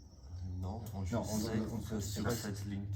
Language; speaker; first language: French; non-native, learner; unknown